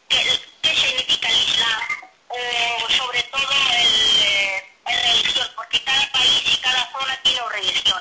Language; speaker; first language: Spanish; non-native, learner; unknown